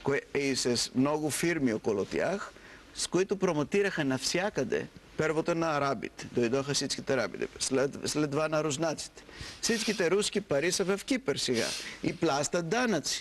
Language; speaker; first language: Bulgarian; non-native, fluent; Greek